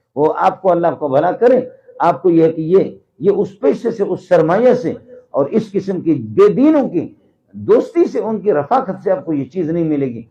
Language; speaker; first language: Urdu; non-native, local second language; Brahui